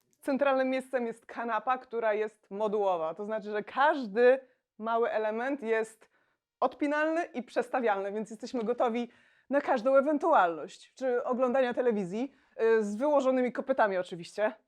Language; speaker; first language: Polish; native; Polish